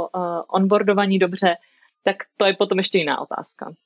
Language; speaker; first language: Czech; native; Czech